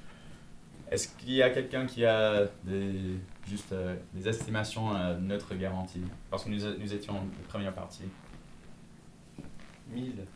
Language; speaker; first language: French; non-native, fluent; English